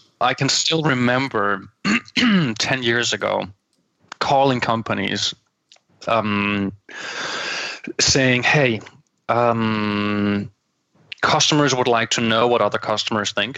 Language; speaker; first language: English; non-native, fluent; Danish